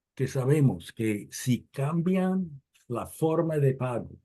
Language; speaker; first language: Spanish; non-native, fluent; English